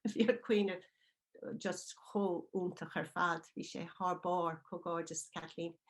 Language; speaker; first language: Irish; non-native, local second language; English